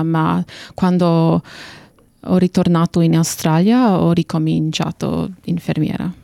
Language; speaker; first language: Italian; non-native, fluent; English